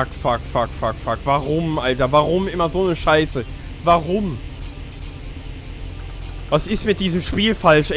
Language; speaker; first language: German; native; German